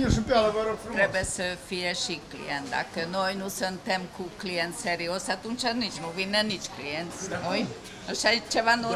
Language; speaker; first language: Romanian; non-native, local second language; Hungarian